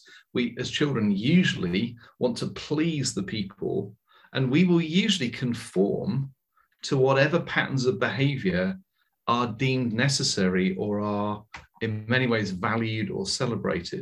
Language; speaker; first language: English; native; English